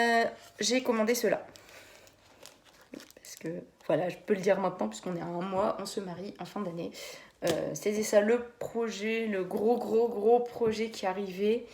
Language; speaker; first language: French; native; French